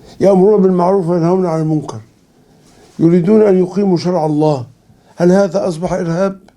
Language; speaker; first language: Arabic; native; Arabic